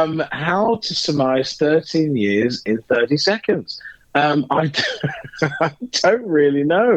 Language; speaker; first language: English; native; English